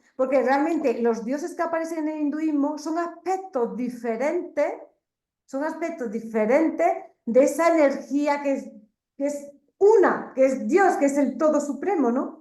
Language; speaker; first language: Spanish; native; Spanish